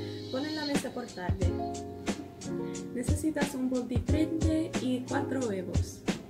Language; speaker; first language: Spanish; non-native, learner; English